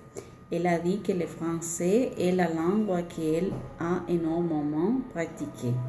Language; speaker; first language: French; non-native, learner; Spanish